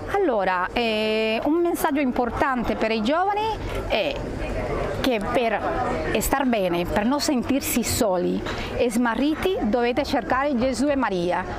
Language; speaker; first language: Italian; non-native, fluent; Spanish